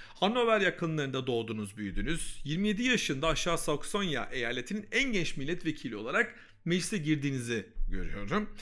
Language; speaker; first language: Turkish; early bilingual, heritage; Turkish